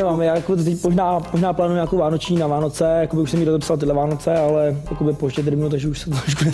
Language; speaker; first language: Czech; native; Czech